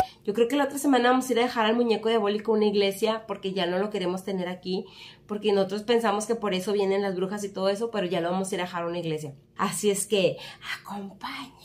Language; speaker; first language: Spanish; native; Spanish